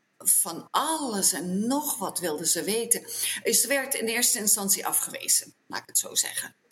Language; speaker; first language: Dutch; native; Dutch